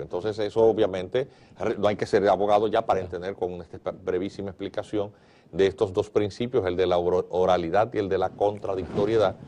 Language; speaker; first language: Spanish; native; Spanish